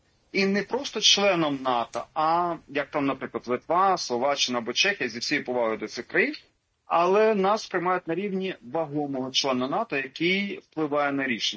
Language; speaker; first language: Ukrainian; native; Ukrainian